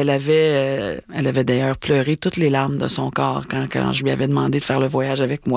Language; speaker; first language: French; native; French